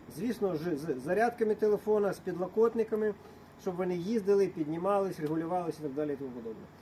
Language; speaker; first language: Ukrainian; non-native, local second language; Russian